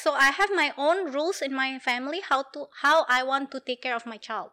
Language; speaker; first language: English; non-native, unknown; Indonesian